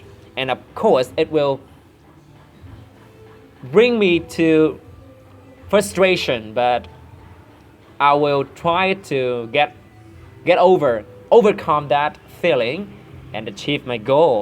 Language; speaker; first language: English; non-native, learner; Vietnamese